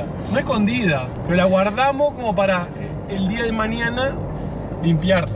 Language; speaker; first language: Spanish; native; Spanish